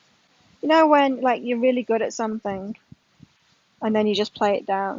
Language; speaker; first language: English; native; English